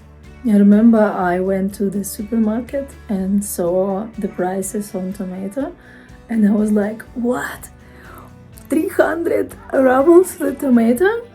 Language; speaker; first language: English; non-native, fluent; Russian